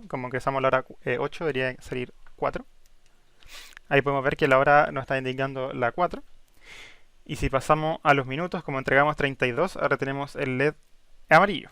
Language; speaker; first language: Spanish; native; Spanish